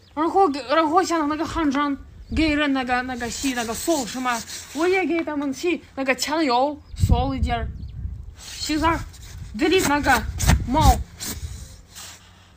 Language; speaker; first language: Chinese; non-native, learner; Russian